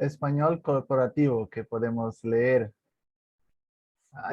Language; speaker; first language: Spanish; non-native, fluent; Portuguese